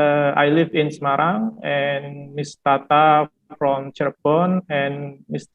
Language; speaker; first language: English; non-native, fluent; Indonesian